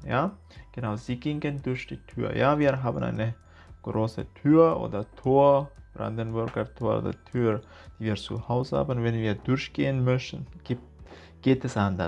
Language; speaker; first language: German; non-native, fluent; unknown